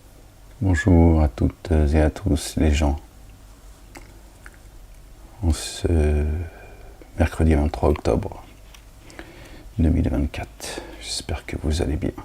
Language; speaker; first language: French; native; French